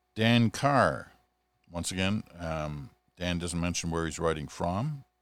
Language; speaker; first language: English; native; English